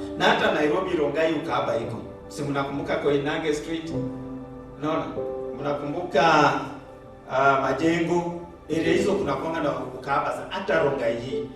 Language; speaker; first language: Swahili; non-native, local second language; Luo (Kenya and Tanzania)